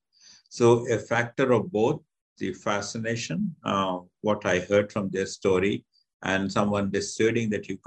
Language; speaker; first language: English; non-native, local second language; Hindi